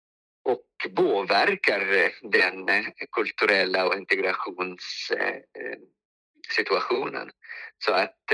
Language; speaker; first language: Swedish; non-native, fluent; Arabic